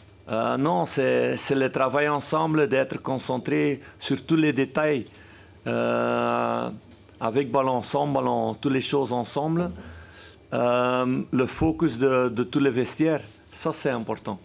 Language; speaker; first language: French; non-native, fluent; Dutch